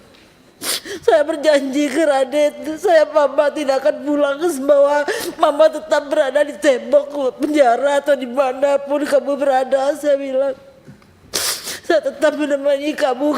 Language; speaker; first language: Indonesian; non-native, local second language; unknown